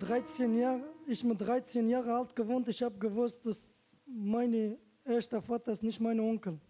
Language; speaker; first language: German; non-native, learner; Turkish